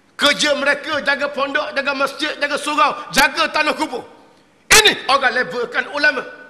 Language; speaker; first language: Malay; native; Malay